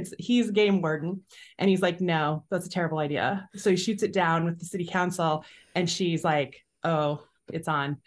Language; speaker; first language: English; native; English